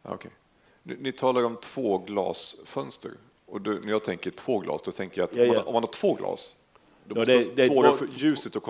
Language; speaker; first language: Swedish; native; Swedish